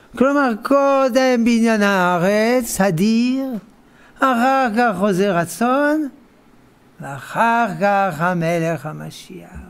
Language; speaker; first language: Hebrew; non-native, fluent; French